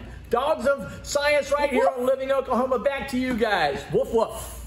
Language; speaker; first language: English; native; English